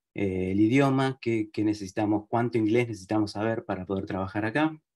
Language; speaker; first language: Spanish; native; Spanish